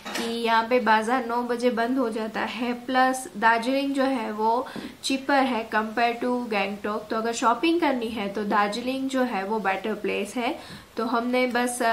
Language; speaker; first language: Hindi; non-native, local second language; Gujarati